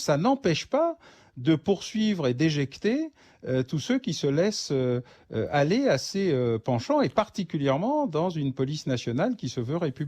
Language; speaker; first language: French; native; French